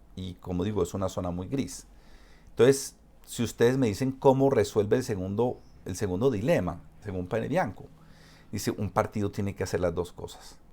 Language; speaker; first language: Spanish; native; Spanish